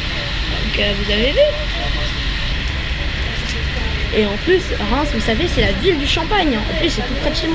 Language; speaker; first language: French; native; French